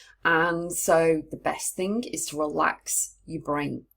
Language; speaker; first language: English; native; English